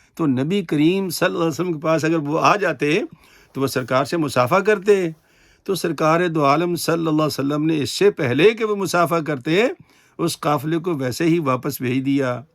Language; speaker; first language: Urdu; non-native, local second language; Punjabi